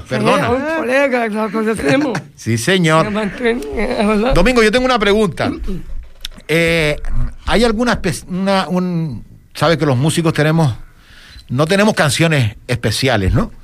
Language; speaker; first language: Spanish; native; Spanish